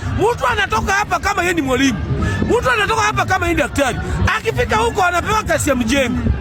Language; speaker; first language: Swahili; non-native, local second language; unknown